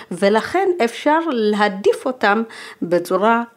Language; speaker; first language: Hebrew; early bilingual, other home language; Amharic